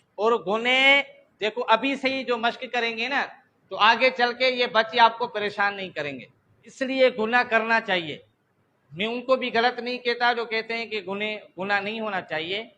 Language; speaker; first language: Urdu; non-native, local second language; Sindhi